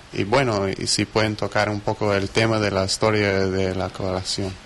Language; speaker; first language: Spanish; non-native, fluent; English